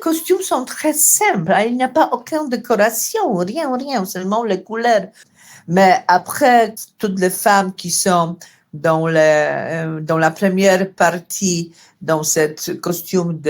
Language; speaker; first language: French; non-native, fluent; Polish